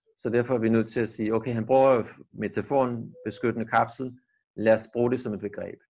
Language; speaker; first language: Danish; native; Danish